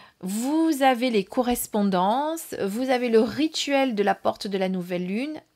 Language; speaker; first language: French; native; French